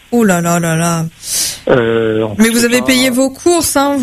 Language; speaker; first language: French; native; French